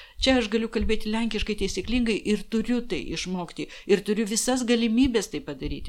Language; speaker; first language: Lithuanian; non-native, local second language; Polish